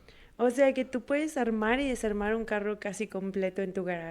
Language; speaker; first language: Spanish; native; Spanish